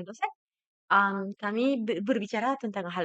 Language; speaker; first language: Indonesian; non-native, fluent; Japanese